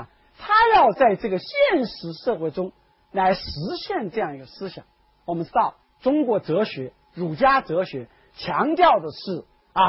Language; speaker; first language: Chinese; native; Chinese